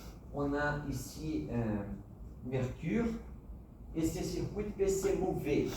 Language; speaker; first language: French; non-native, fluent; Portuguese